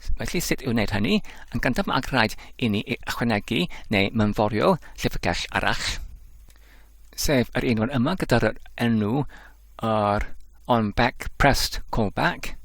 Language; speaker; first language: Welsh; non-native, learner; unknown